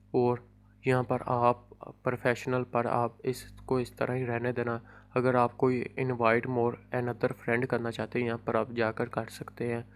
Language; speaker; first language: Urdu; non-native, local second language; Punjabi